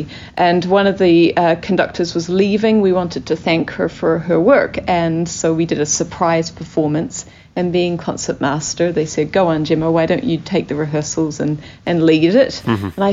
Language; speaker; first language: English; native; English